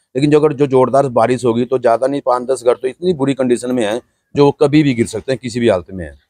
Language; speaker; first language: Hindi; native; Hindi